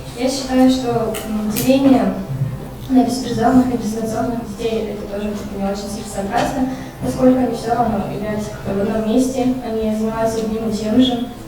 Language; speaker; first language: Russian; native; Russian